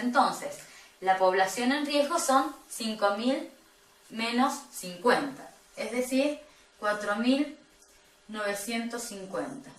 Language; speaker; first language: Spanish; native; Spanish